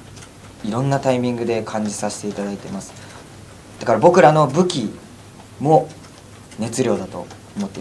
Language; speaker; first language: Japanese; native; Japanese